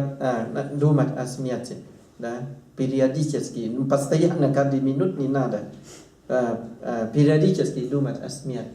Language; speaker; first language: Russian; non-native, learner; Thai